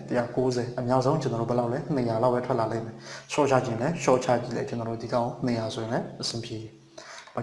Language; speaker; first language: Burmese; native; Burmese